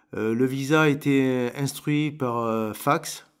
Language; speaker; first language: French; native; French